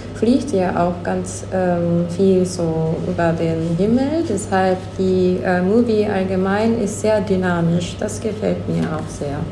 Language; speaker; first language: German; non-native, learner; Japanese